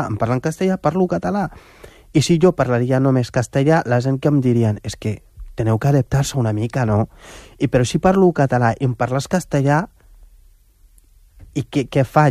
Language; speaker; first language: Catalan; non-native, fluent; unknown